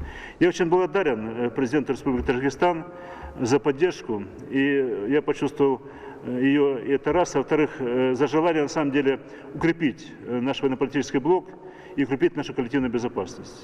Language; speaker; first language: Russian; native; Russian